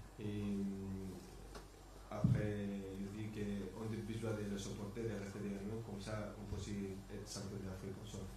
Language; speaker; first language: French; non-native, fluent; Spanish